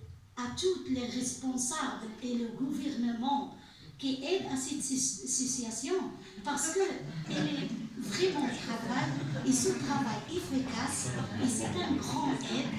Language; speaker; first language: French; non-native, learner; Arabic